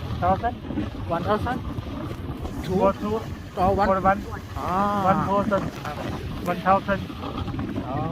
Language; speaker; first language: English; non-native, learner; Thai